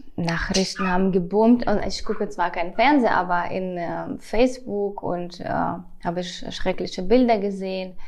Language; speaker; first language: German; non-native, fluent; Russian